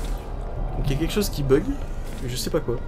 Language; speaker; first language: French; native; French